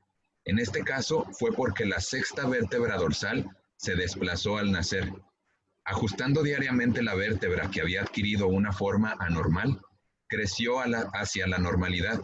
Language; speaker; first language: Spanish; native; Spanish